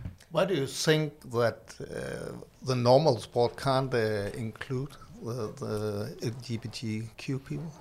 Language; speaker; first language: English; non-native, learner; Danish